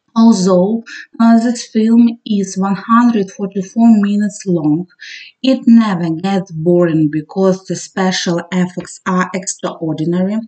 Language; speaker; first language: English; non-native, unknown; Ukrainian